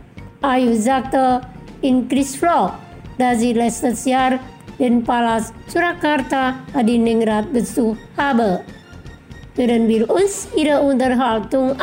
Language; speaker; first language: German; non-native, fluent; Indonesian